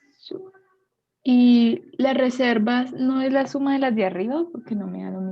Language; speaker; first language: Spanish; native; Spanish